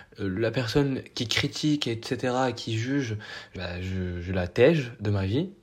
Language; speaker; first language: French; non-native, local second language; Arabic